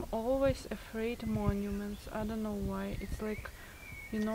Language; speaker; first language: English; non-native, fluent; Ukrainian